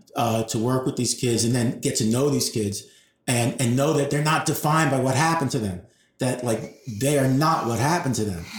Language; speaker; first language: English; native; English